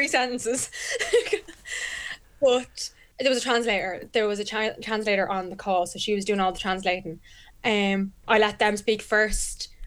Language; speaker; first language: English; native; English